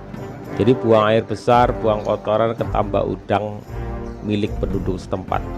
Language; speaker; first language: Indonesian; native; Indonesian